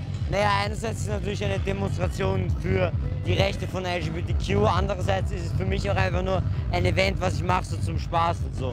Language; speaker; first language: German; native; German